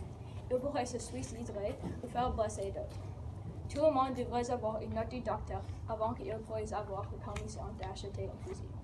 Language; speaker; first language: French; non-native, learner; English